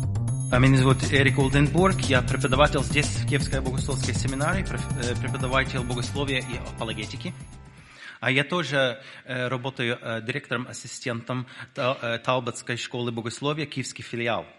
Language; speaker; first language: Russian; non-native, fluent; English